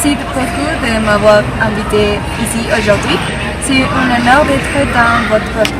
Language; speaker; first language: French; non-native, learner; Spanish